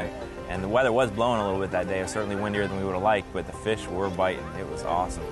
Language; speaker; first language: English; native; English